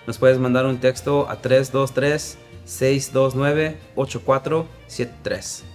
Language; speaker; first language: Spanish; early bilingual, heritage; Spanish